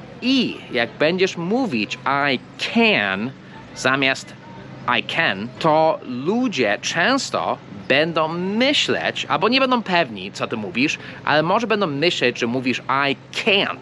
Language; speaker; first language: Polish; non-native, fluent; English